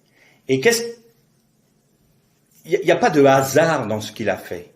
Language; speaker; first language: French; native; French